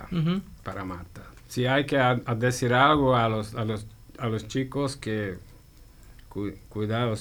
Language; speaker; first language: Spanish; non-native, fluent; Hungarian